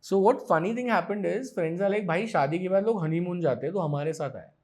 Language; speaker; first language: Hindi; non-native, local second language; Marathi